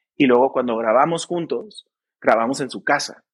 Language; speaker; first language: Spanish; native; Spanish